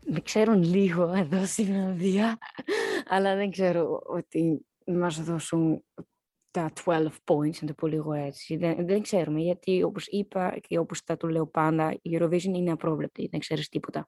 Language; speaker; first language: Greek; early bilingual, heritage; Dutch